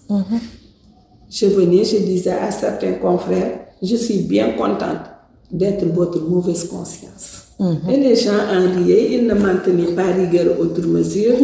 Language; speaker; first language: French; non-native, local second language; Wolof